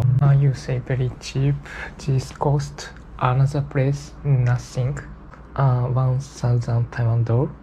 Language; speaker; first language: English; non-native, learner; Japanese